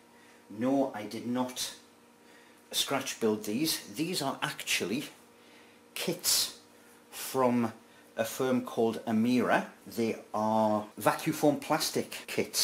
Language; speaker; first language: English; native; English